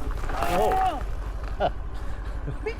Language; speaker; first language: English; non-native, learner; Thai